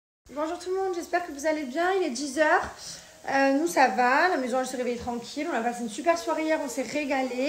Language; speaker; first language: French; native; French